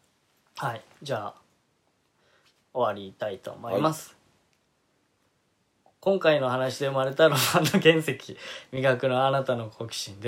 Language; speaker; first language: Japanese; native; Japanese